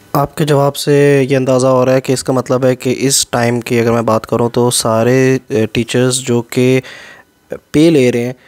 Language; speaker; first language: Urdu; native; Urdu